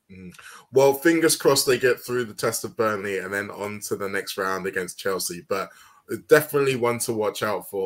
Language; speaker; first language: English; native; English